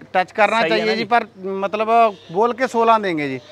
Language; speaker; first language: Hindi; native; Hindi